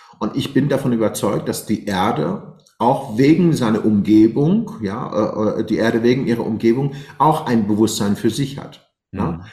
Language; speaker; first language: German; non-native, fluent; Persian